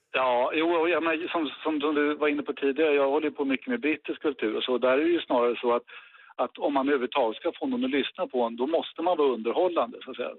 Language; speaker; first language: Swedish; native; Swedish